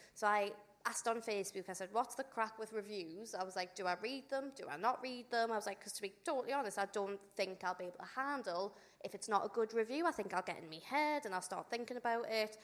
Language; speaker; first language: English; native; English